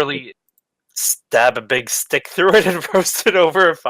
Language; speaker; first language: English; native; English